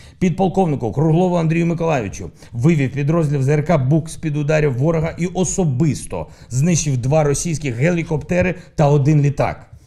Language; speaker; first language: Ukrainian; non-native, local second language; Russian